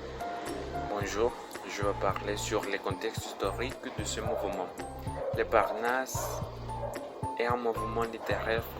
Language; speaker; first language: French; non-native, learner; Spanish